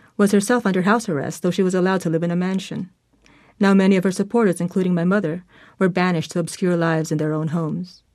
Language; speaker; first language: English; non-native, local second language; Filipino